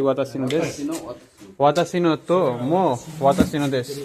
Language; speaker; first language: Japanese; non-native, learner; Nepali